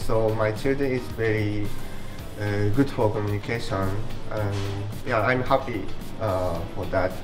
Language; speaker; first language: English; non-native, learner; Japanese